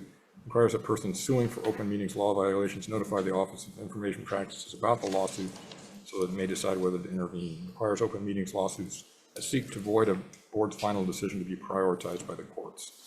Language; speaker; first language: English; native; English